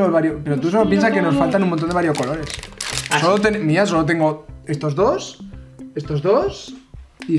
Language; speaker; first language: Spanish; native; Spanish